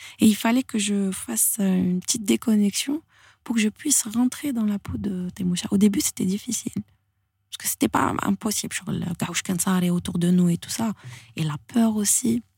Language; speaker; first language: French; non-native, local second language; Arabic